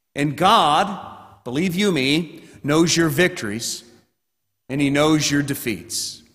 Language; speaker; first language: English; native; English